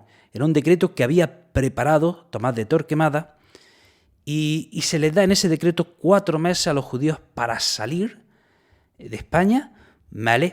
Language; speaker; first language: Spanish; native; Spanish